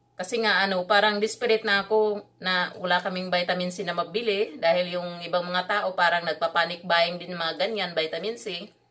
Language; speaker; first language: Filipino; non-native, local second language; Cebuano